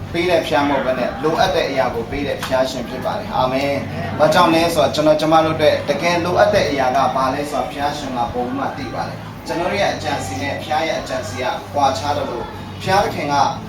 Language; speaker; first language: Burmese; non-native, local second language; Tedim Chin